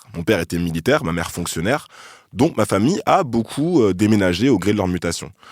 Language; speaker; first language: French; native; French